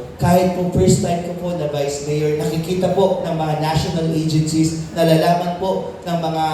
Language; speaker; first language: Filipino; non-native, local second language; Pangasinan